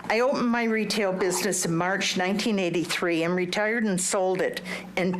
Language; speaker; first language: English; native; English